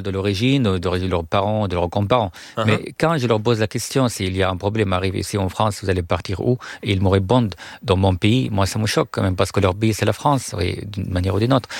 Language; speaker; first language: French; non-native, fluent; Arabic